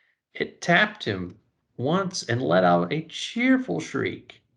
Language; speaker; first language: English; native; English